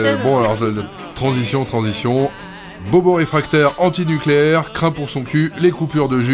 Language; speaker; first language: French; native; French